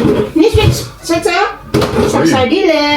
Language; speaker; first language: German; non-native, learner; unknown